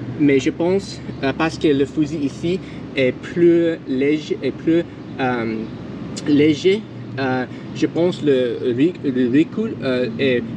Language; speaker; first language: French; non-native, learner; English